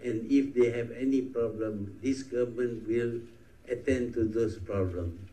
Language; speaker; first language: English; non-native, local second language; Malay